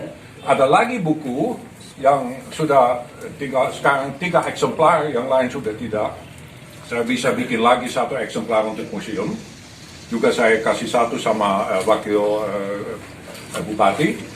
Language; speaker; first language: Indonesian; non-native, fluent; Dutch